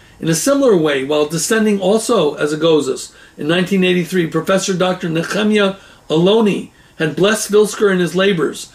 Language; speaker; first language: English; native; English